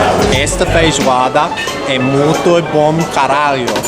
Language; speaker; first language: Portuguese; non-native, learner; English